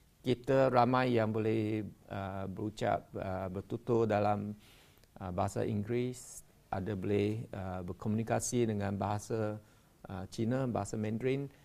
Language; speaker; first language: Malay; non-native, local second language; Chinese